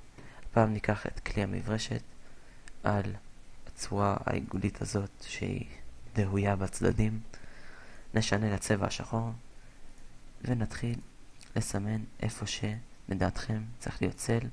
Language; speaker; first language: Hebrew; native; Hebrew